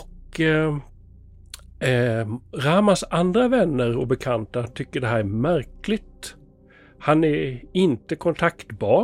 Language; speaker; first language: Swedish; native; Swedish